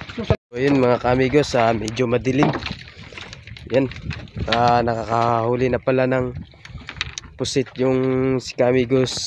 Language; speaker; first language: Filipino; non-native, local second language; Cebuano